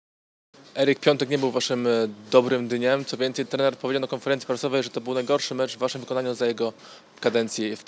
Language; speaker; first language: Polish; native; Polish